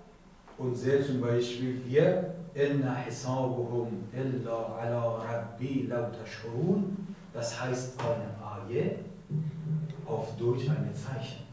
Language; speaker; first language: German; non-native, learner; Persian